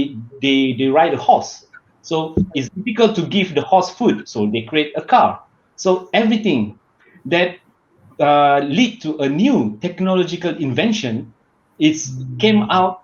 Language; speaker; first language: English; non-native, learner; Malay